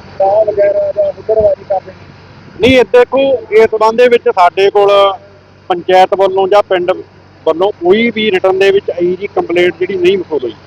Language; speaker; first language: Punjabi; native; Punjabi